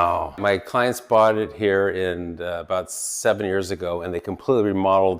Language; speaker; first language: English; native; English